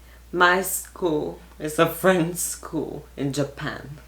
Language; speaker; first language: English; early bilingual, other home language; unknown